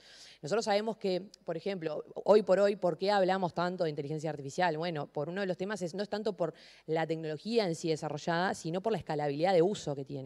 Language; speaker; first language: Spanish; native; Spanish